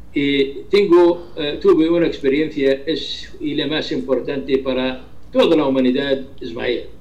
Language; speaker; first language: Spanish; non-native, fluent; Arabic